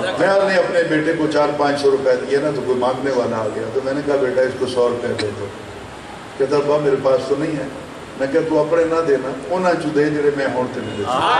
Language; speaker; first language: Urdu; non-native, local second language; Saraiki